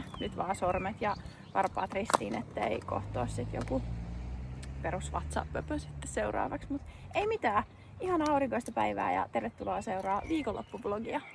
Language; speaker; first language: Finnish; native; Finnish